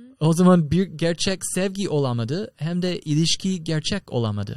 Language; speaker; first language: Turkish; non-native, learner; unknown